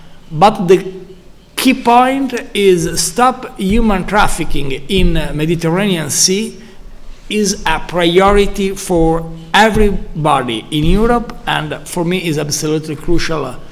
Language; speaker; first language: English; non-native, learner; Italian